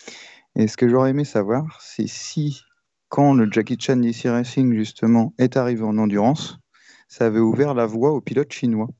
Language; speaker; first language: French; native; French